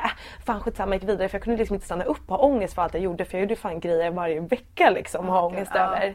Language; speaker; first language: Swedish; native; Swedish